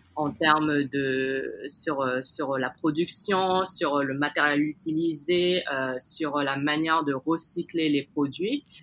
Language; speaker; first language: French; native; French